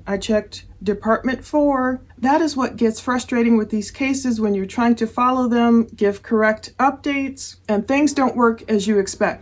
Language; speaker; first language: English; native; English